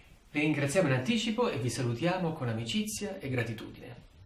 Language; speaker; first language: Italian; native; Italian